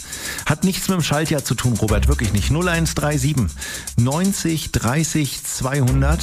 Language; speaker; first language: German; native; German